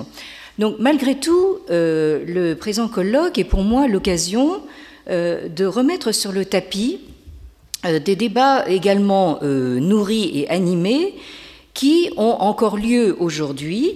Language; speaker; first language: French; native; French